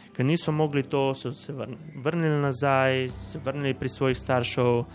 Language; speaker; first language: Slovenian; non-native, fluent; Macedonian